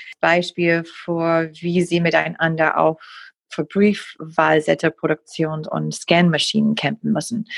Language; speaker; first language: German; non-native, fluent; English